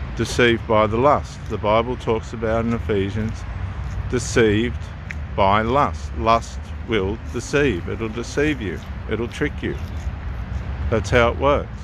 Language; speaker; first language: English; native; English